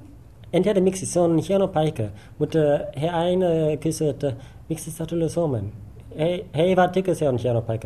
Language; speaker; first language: Finnish; non-native, learner; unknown